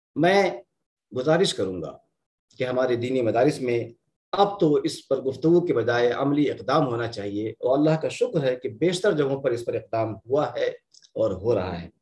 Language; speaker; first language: Urdu; native; Urdu